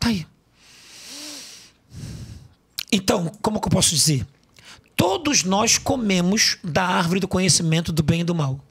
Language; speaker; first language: Portuguese; native; Portuguese